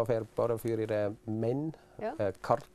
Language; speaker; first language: Icelandic; non-native, learner; German